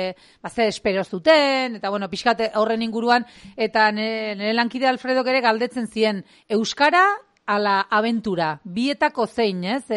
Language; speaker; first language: Basque; native; Basque